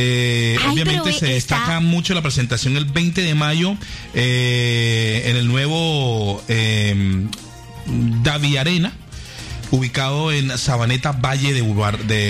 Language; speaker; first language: Spanish; native; Spanish